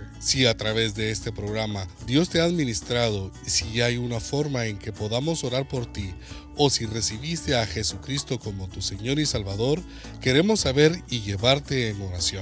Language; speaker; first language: Spanish; native; Spanish